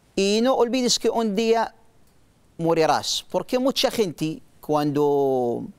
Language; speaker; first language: Spanish; non-native, learner; Arabic